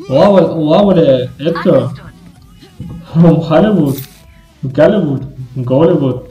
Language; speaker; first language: English; non-native, learner; Russian